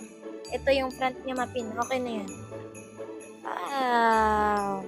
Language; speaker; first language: Filipino; native; Filipino